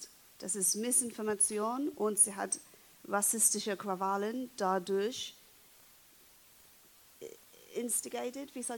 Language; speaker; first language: German; non-native, fluent; English